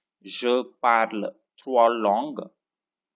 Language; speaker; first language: French; non-native, fluent; Tamil